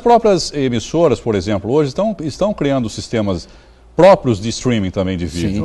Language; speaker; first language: Portuguese; native; Portuguese